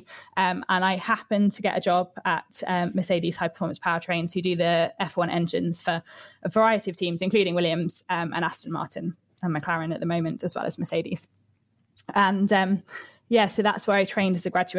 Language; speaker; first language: English; native; English